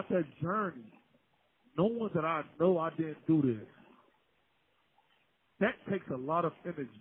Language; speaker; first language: English; native; English